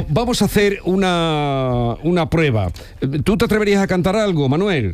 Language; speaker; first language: Spanish; native; Spanish